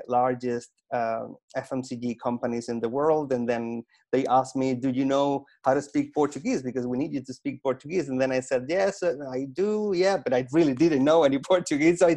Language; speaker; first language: English; non-native, fluent; Spanish